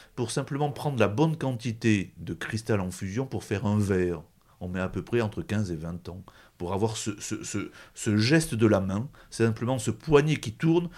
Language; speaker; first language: French; native; French